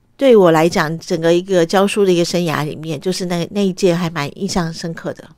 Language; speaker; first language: Chinese; early bilingual, other home language; Cantonese